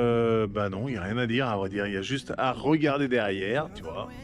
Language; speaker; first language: French; native; French